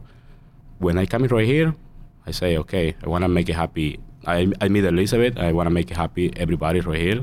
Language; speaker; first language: English; non-native, learner; Spanish